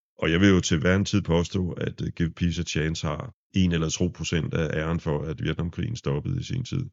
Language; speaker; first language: Danish; native; Danish